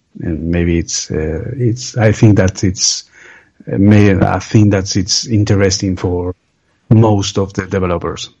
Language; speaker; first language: English; non-native, learner; Spanish